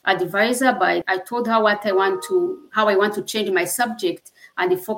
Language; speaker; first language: English; non-native, local second language; Kinyarwanda